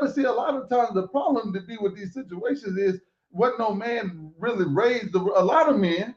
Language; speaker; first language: English; native; English